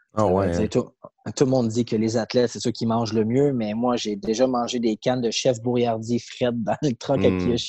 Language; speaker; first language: French; native; French